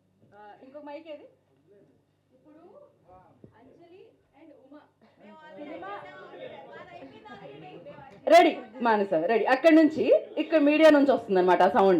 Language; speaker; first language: Telugu; native; Telugu